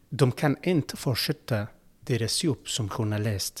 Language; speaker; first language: Swedish; non-native, learner; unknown